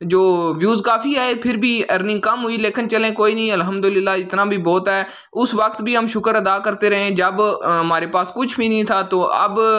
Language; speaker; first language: Urdu; non-native, local second language; Punjabi